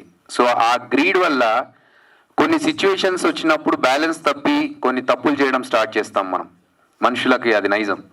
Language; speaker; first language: Telugu; native; Telugu